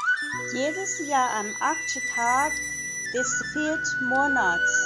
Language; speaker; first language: German; non-native, fluent; Chinese